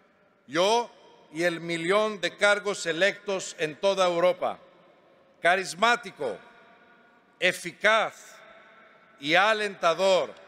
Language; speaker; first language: Spanish; non-native, fluent; Greek